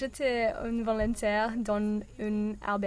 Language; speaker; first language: French; non-native, learner; English